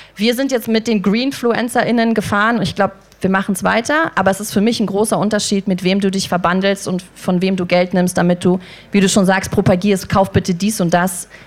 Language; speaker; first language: German; native; German